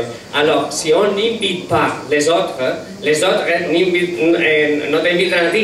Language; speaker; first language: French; non-native, learner; Catalan